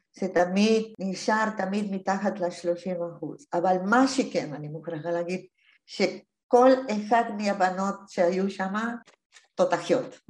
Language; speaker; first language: Hebrew; non-native, fluent; Spanish